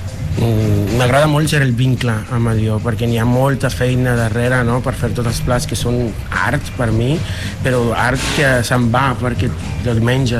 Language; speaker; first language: Catalan; non-native, fluent; Spanish